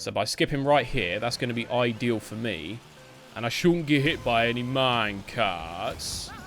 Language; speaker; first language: English; native; English